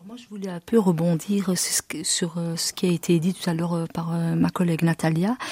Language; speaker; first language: French; early bilingual, other home language; Arabic